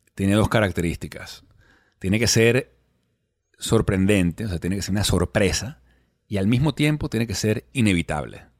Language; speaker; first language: Spanish; native; Spanish